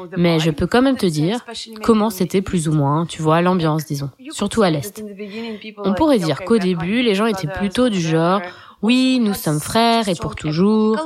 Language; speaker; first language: French; non-native, fluent; Ukrainian